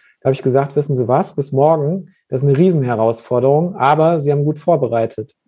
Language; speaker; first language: German; native; German